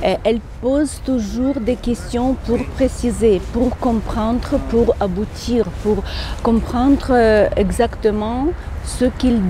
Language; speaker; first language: French; non-native, fluent; Ukrainian